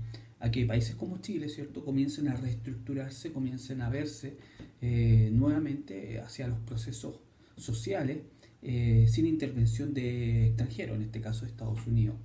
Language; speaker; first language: Spanish; native; Spanish